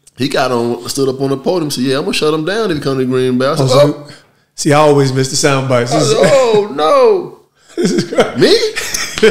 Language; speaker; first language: English; native; English